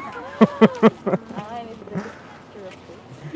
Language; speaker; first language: English; non-native, learner; Korean